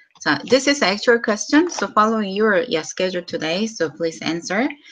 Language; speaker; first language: English; non-native, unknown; Korean